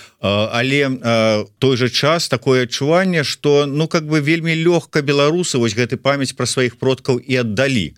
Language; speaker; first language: Belarusian; native; Belarusian